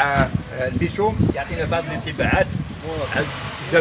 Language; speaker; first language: Arabic; native; Arabic